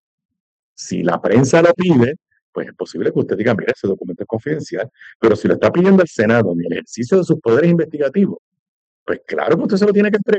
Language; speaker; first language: Spanish; native; Spanish